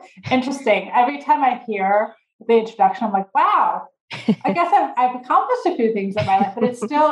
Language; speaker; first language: English; native; English